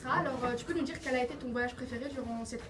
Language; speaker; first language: French; native; French